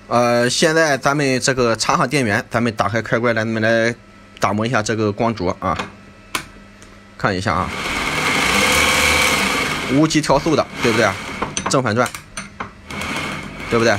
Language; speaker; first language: Chinese; native; Chinese